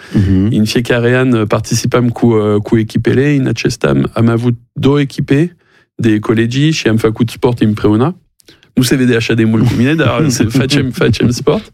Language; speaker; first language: Romanian; non-native, learner; French